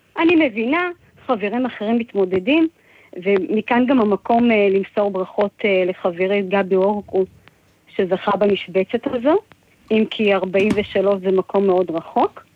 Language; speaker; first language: Hebrew; early bilingual, other home language; Amharic